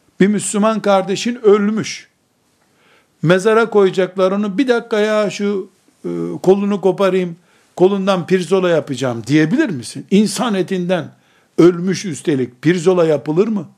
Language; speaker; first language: Turkish; native; Turkish